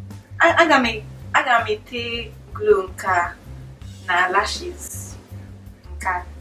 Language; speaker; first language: Igbo; early bilingual, heritage; English